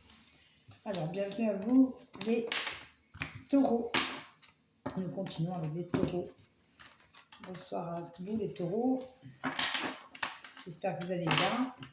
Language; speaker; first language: French; native; French